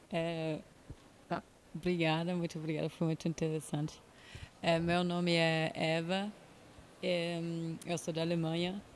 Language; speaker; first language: Portuguese; non-native, fluent; German